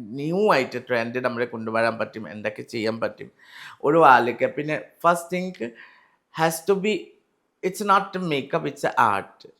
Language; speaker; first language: Malayalam; non-native, learner; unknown